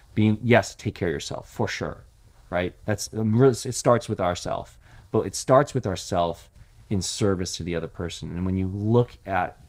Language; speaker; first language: English; native; English